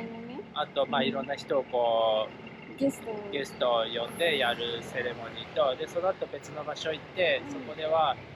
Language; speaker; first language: Japanese; native; Japanese